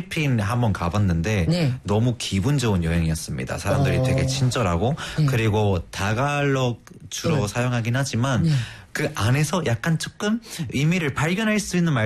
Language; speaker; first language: Korean; non-native, fluent; Spanish